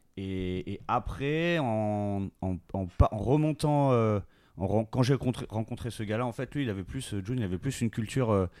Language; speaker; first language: French; native; French